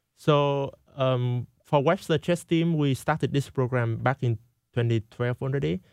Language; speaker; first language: English; non-native, fluent; Vietnamese